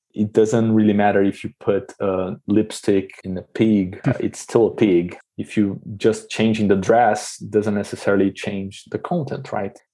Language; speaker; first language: English; non-native, fluent; Portuguese